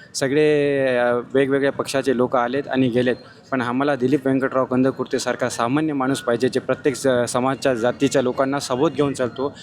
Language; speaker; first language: Marathi; non-native, local second language; Hindi